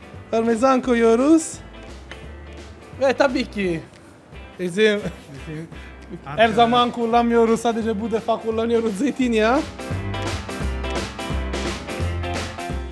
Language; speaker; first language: Turkish; non-native, learner; Italian